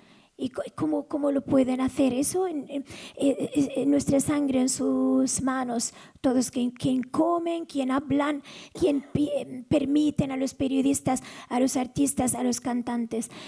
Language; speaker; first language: Spanish; non-native, fluent; Arabic